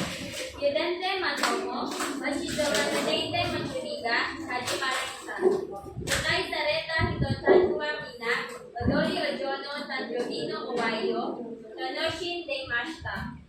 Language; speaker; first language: Japanese; non-native, learner; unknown